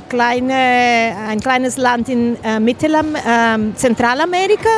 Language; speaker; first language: German; non-native, fluent; Spanish